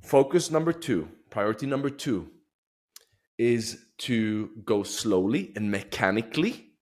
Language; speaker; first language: English; non-native, fluent; Swedish